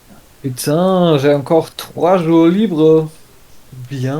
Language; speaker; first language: French; non-native, learner; German